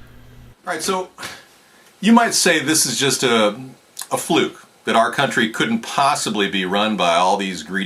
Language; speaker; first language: English; native; English